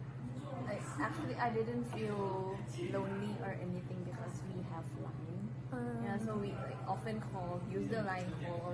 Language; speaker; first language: English; non-native, learner; Thai